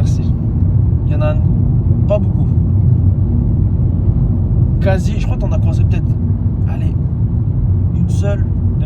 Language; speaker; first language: French; native; French